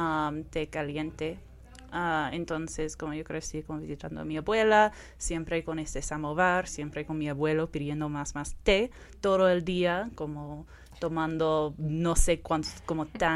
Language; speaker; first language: Spanish; non-native, fluent; English